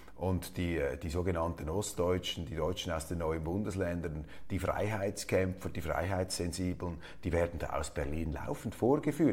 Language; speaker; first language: German; native; German